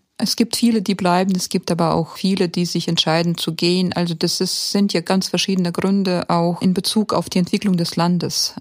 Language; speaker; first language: German; early bilingual, heritage; German